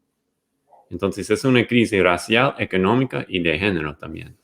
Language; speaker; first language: Spanish; non-native, fluent; English